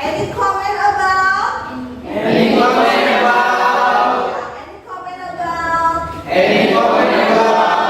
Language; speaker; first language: English; non-native, fluent; Indonesian